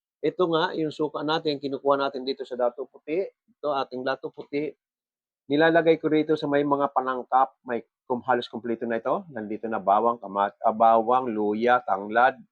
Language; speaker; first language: Filipino; non-native, local second language; Bikol